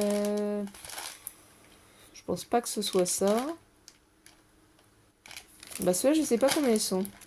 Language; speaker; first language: French; native; French